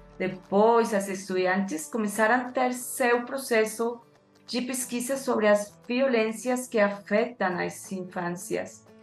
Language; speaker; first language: Portuguese; non-native, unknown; Spanish